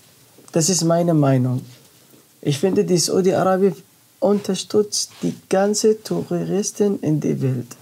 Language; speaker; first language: German; non-native, learner; Arabic